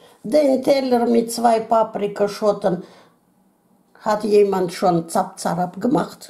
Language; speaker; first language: German; non-native, fluent; Russian